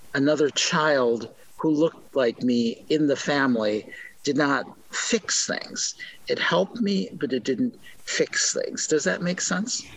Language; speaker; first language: English; native; English